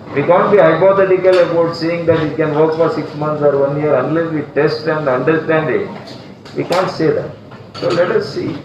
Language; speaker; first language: English; non-native, local second language; Kannada